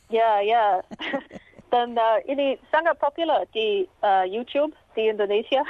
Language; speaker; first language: Indonesian; non-native, learner; English